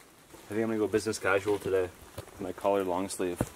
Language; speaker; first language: English; native; English